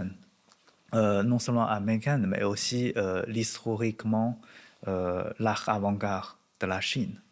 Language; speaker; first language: French; non-native, learner; Chinese